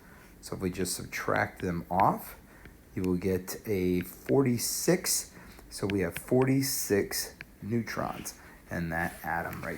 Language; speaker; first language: English; native; English